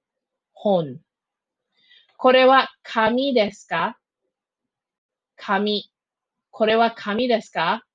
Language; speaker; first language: Japanese; non-native, fluent; English